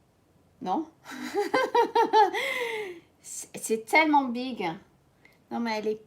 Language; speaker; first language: French; native; French